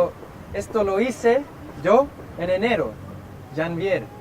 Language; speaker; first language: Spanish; non-native, learner; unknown